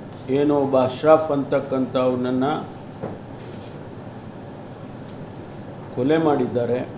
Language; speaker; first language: Kannada; native; Kannada